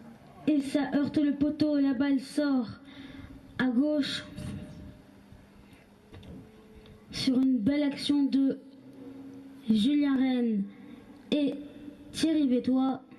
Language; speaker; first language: French; native; French